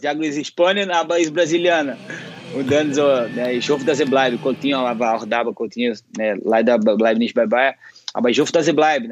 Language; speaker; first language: German; non-native, fluent; Portuguese